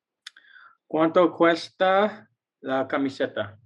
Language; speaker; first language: Spanish; non-native, learner; English